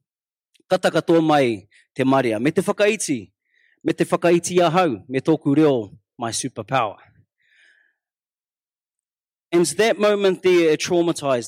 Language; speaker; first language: English; non-native, local second language; Māori